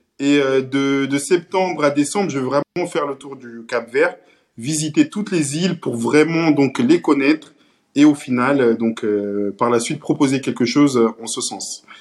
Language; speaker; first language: French; early bilingual, other home language; Kabuverdianu